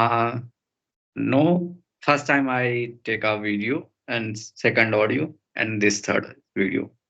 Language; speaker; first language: English; non-native, learner; Hindi